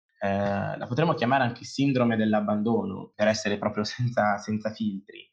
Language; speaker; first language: Italian; native; Italian